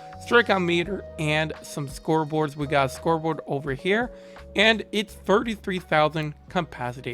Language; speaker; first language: English; native; English